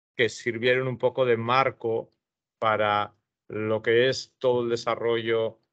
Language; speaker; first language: Spanish; native; Spanish